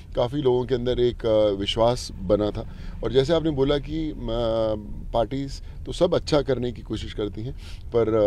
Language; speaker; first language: Hindi; native; Hindi